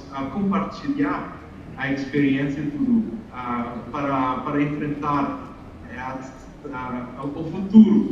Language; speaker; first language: Portuguese; non-native, fluent; English